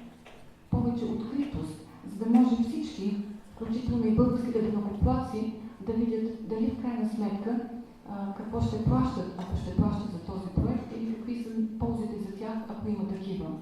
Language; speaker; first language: Bulgarian; native; Bulgarian